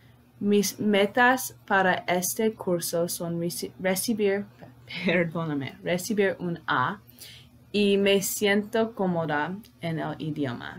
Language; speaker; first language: Spanish; early bilingual, heritage; English